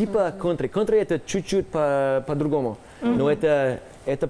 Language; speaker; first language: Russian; non-native, learner; English